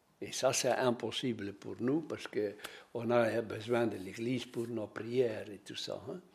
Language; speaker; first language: French; non-native, local second language; Dutch